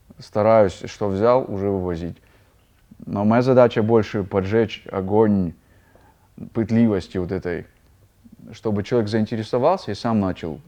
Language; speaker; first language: Russian; native; Russian